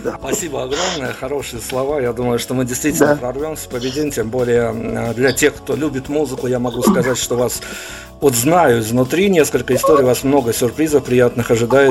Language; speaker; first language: Russian; native; Russian